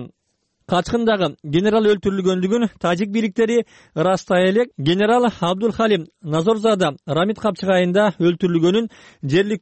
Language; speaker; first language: Kyrgyz; native; Kyrgyz